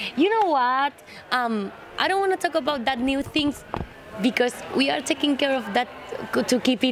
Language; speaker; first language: English; non-native, fluent; Spanish